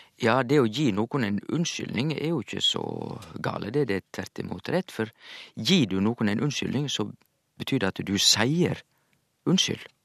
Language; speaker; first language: Norwegian; native; Norwegian